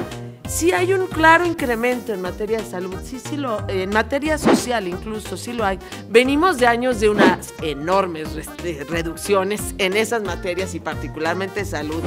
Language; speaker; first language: Spanish; native; Spanish